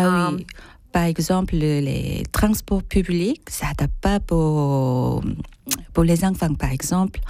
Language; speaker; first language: French; non-native, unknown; Korean